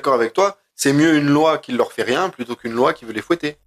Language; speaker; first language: French; native; French